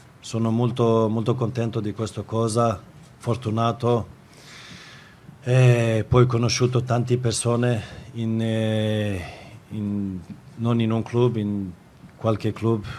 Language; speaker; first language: Italian; non-native, fluent; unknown